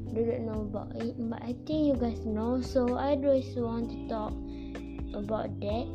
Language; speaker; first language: English; non-native, local second language; Malay